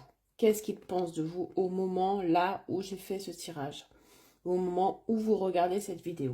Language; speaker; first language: French; native; French